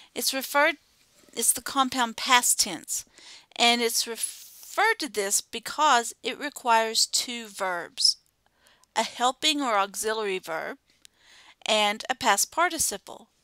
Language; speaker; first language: English; native; English